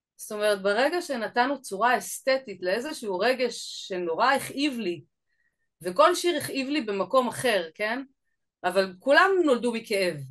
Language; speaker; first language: Hebrew; early bilingual, other home language; Russian